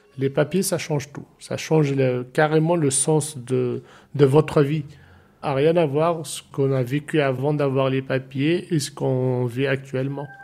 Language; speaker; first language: French; non-native, local second language; Arabic